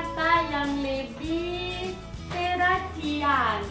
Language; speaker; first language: Indonesian; non-native, learner; French